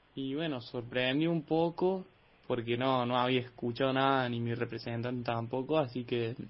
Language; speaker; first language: Spanish; native; Spanish